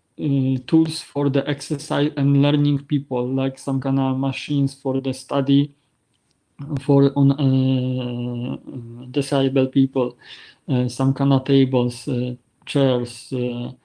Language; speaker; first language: English; non-native, learner; Polish